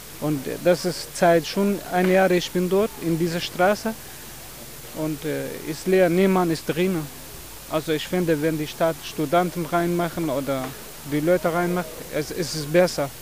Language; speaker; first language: German; non-native, learner; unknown